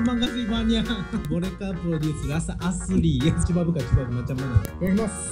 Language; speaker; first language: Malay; non-native, learner; Japanese